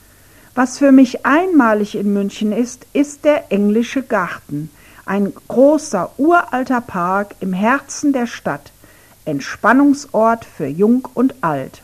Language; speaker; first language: German; non-native, fluent; Ukrainian